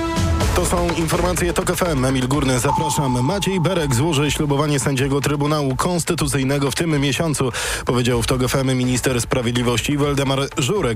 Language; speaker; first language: Polish; native; Polish